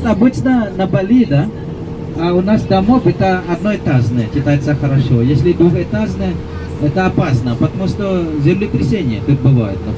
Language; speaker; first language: Russian; non-native, learner; Balinese